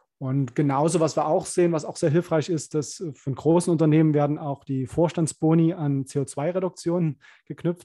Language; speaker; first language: German; native; German